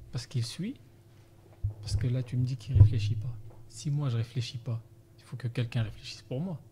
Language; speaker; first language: French; non-native, fluent; Arabic